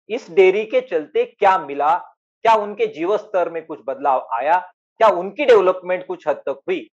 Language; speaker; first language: Hindi; non-native, local second language; Marathi